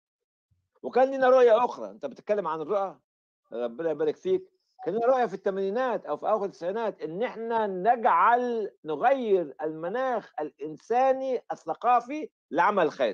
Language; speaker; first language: Arabic; native; Arabic